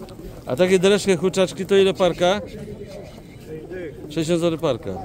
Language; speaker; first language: Polish; native; Polish